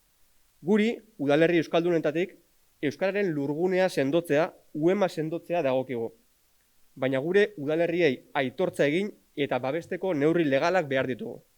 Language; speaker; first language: Basque; native; Basque